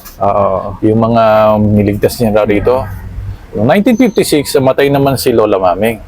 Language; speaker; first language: Filipino; native; Filipino